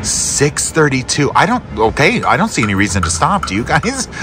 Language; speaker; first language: English; native; English